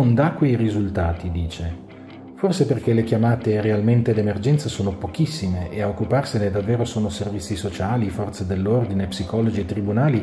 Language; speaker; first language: Italian; native; Italian